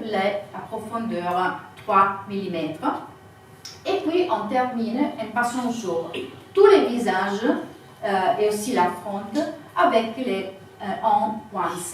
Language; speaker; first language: French; non-native, fluent; Italian